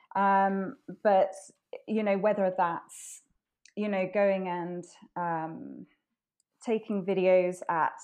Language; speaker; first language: English; native; English